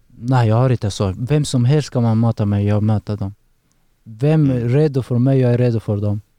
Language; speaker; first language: Swedish; non-native, learner; Persian